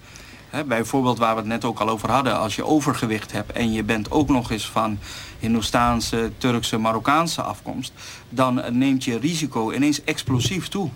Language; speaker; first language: Dutch; native; Dutch